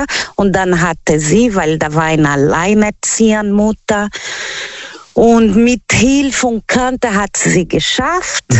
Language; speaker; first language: German; non-native, learner; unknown